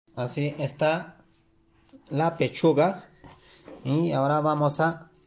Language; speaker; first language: Spanish; non-native, learner; Turkish